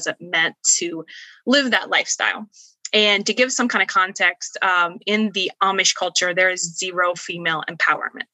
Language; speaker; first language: English; native; English